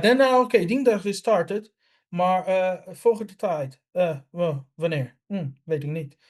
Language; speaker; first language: Dutch; non-native, learner; Portuguese